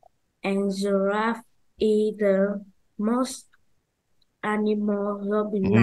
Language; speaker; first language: English; non-native, learner; Vietnamese